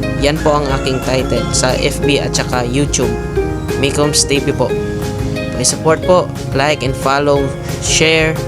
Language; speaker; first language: Filipino; non-native, local second language; Cebuano